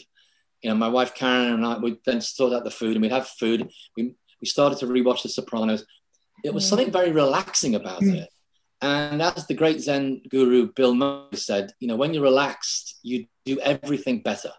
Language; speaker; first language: English; native; English